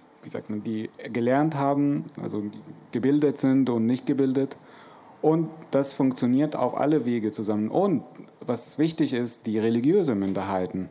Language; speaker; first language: German; non-native, fluent; Arabic